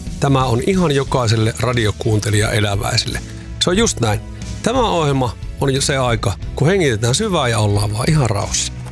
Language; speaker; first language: Finnish; native; Finnish